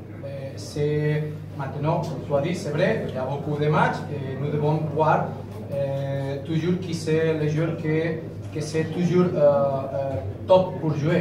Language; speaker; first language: French; non-native, learner; Spanish